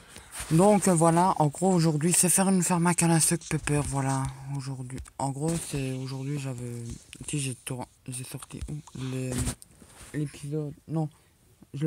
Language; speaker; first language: French; native; French